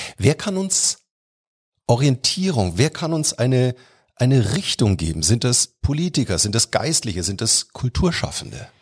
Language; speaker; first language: German; native; German